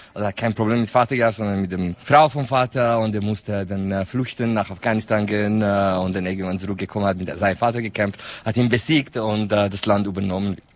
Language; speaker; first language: German; non-native, fluent; Kurdish